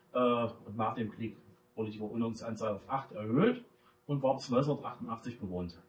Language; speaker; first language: German; native; German